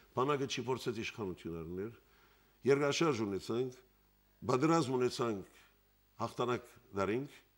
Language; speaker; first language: Armenian; early bilingual, heritage; Armenian